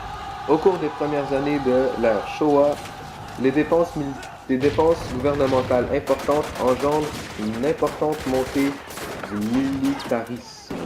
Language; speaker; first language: French; native; French